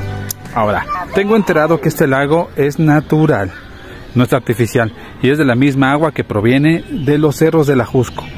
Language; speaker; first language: Spanish; native; Spanish